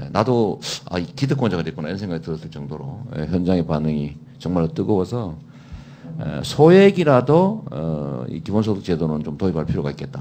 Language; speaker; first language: Korean; native; Korean